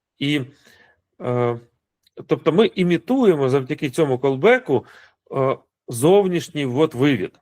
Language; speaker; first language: Ukrainian; non-native, local second language; Russian